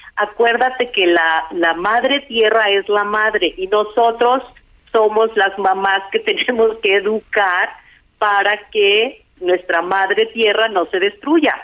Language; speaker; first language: Spanish; native; Spanish